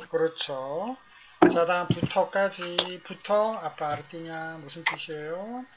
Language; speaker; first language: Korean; native; Korean